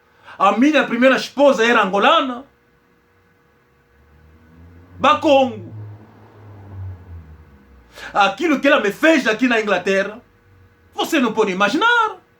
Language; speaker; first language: Portuguese; non-native, local second language; Kongo